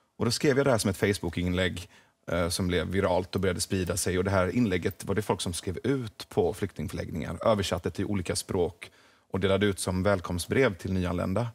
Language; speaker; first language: Swedish; early bilingual, other home language; Persian